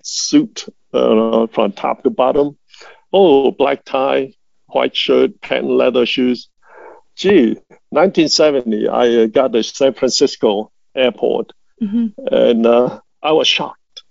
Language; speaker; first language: English; non-native, local second language; Cantonese